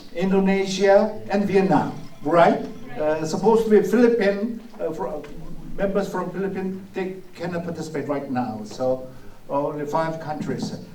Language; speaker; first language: English; non-native, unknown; Korean